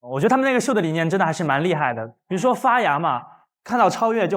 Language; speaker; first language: Chinese; native; Chinese